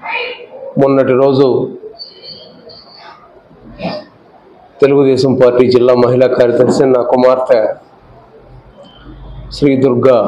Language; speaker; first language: Telugu; native; Telugu